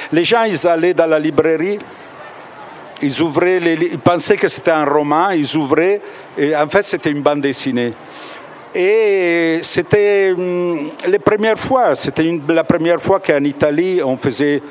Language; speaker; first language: French; non-native, fluent; Italian